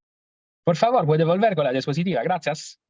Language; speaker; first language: Spanish; non-native, learner; Italian